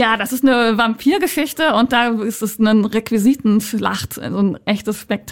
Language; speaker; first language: German; native; German